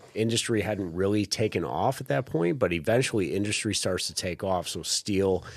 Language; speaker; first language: English; native; English